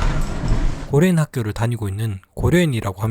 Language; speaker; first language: Korean; native; Korean